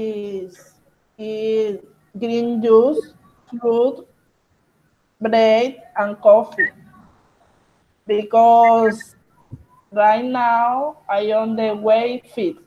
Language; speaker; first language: English; non-native, learner; Spanish